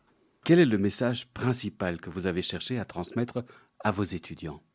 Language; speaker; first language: French; native; French